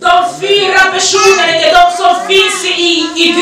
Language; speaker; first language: Swedish; non-native, learner; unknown